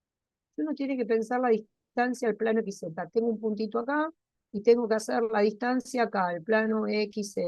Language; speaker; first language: Spanish; native; Spanish